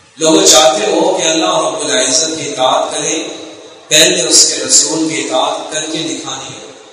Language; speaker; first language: Urdu; native; Urdu